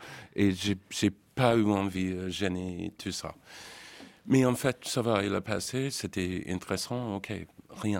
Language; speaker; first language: French; non-native, fluent; English